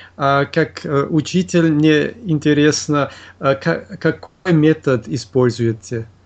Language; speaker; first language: Russian; non-native, fluent; German